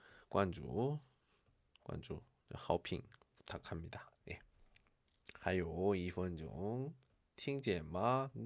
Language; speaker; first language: Chinese; non-native, learner; Korean